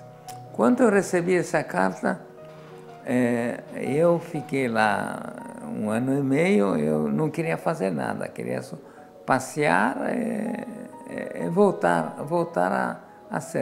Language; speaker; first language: Portuguese; non-native, fluent; Polish